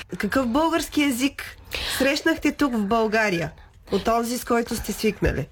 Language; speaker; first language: Bulgarian; native; Bulgarian